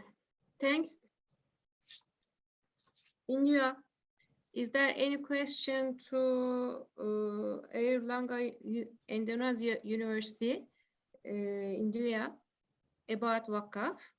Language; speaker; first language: English; non-native, learner; Turkish